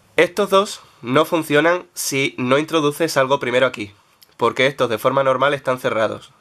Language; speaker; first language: Spanish; native; Spanish